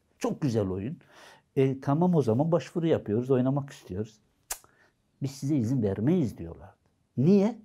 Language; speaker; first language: Turkish; non-native, local second language; Zaza